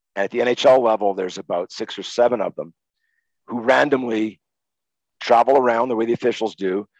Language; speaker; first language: English; native; English